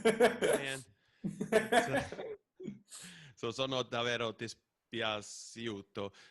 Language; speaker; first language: Italian; non-native, learner; Icelandic